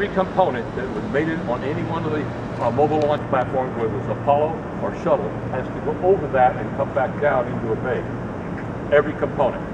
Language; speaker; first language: English; native; English